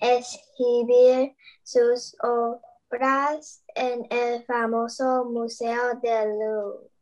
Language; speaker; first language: Spanish; non-native, learner; English